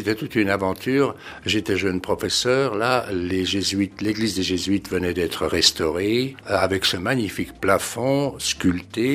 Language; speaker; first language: French; native; French